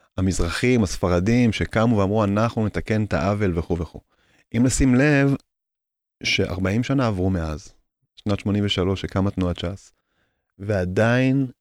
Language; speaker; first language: Hebrew; native; Hebrew